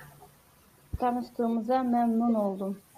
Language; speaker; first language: Turkish; non-native, learner; Uzbek